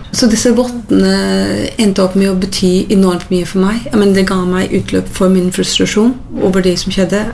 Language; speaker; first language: Norwegian; non-native, fluent; English